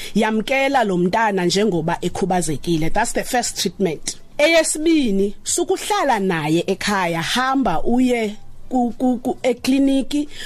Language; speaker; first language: Zulu; non-native, local second language; Xhosa